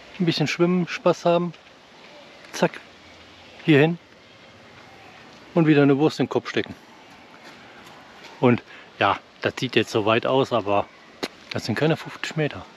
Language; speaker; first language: German; native; German